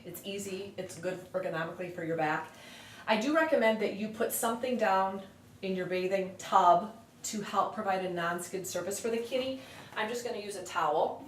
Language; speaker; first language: English; native; English